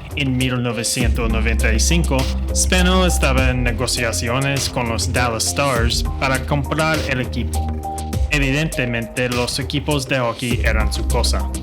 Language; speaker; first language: Spanish; non-native, fluent; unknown